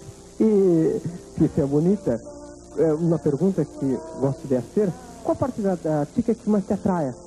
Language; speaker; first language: Spanish; non-native, learner; Portuguese